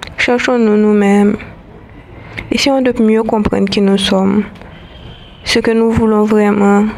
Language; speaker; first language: French; non-native, local second language; Haitian Creole